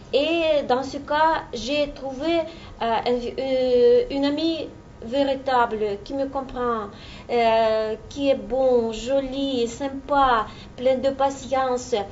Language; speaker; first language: French; non-native, fluent; Russian